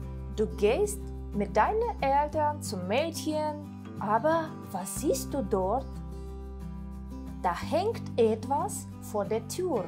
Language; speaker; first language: German; non-native, fluent; Russian